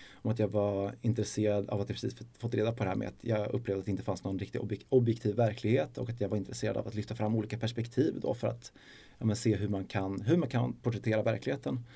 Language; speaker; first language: Swedish; native; Swedish